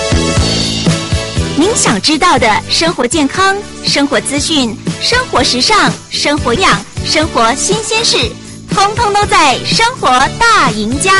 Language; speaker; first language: Chinese; native; Chinese